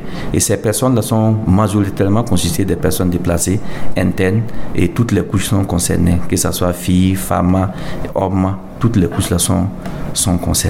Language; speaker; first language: French; non-native, local second language; Mossi